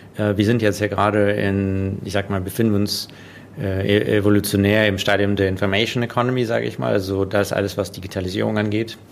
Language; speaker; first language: German; non-native, fluent; Russian